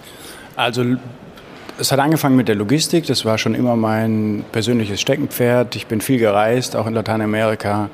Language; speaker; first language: German; native; German